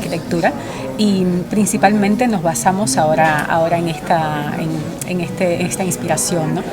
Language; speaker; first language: Spanish; native; Spanish